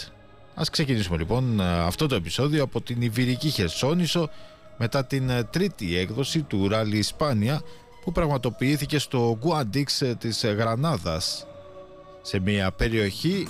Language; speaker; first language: Greek; native; Greek